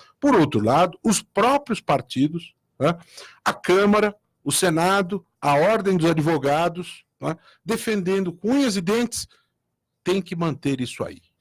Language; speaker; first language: Portuguese; native; Portuguese